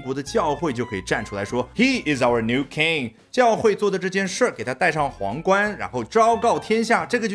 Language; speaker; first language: Chinese; native; Chinese